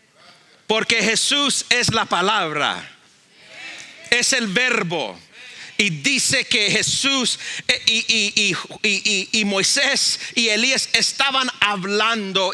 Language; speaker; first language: Spanish; early bilingual, heritage; Spanish